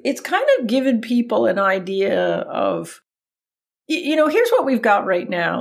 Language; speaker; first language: English; native; English